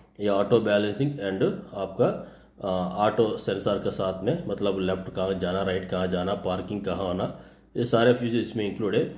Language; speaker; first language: Hindi; non-native, local second language; Telugu